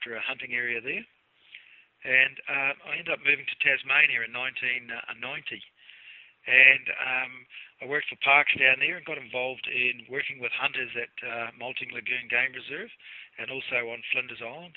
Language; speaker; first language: English; native; English